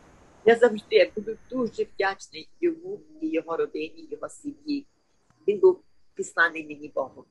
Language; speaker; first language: Ukrainian; early bilingual, heritage; Ukrainian